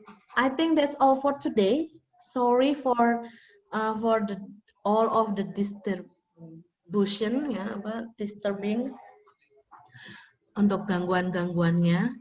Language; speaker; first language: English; non-native, fluent; Indonesian